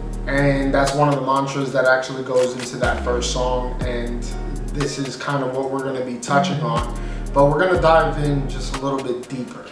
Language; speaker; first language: English; native; English